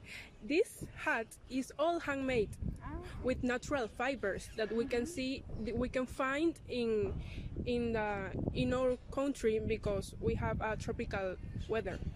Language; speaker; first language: English; non-native, learner; Spanish